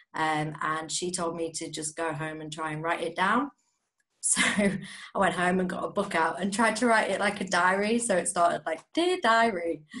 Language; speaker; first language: English; native; English